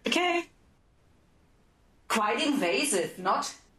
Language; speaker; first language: English; non-native, fluent; Portuguese